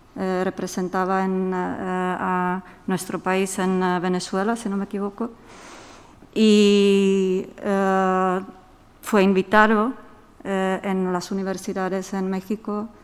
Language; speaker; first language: Spanish; non-native, fluent; Czech